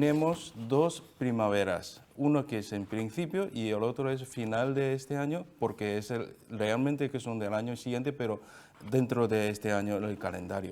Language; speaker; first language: Spanish; non-native, learner; Chinese